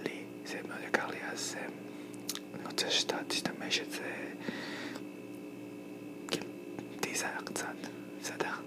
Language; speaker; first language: Hebrew; non-native, fluent; English